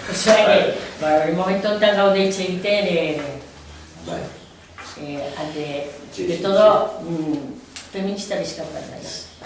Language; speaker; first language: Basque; non-native, local second language; Spanish